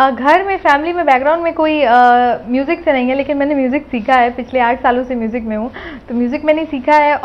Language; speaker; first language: Hindi; native; Hindi